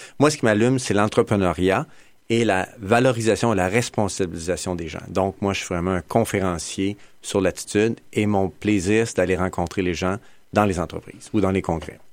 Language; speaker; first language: French; native; French